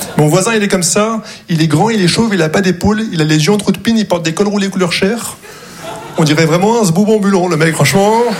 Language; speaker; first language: French; non-native, local second language; Arabic